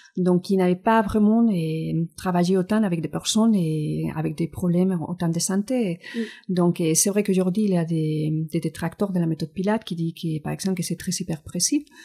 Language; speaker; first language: French; non-native, fluent; Spanish